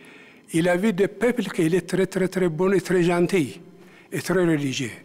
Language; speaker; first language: French; non-native, learner; Amharic